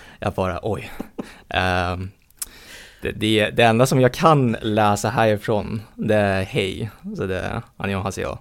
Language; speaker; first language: Swedish; early bilingual, heritage; Swedish